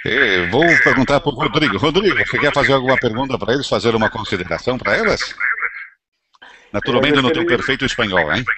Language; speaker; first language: Spanish; non-native, learner; Portuguese